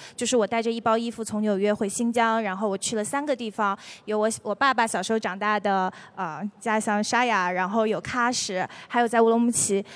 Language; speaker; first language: Chinese; native; Chinese